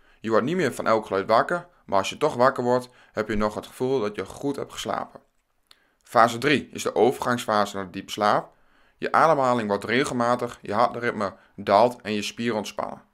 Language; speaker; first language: Dutch; native; Dutch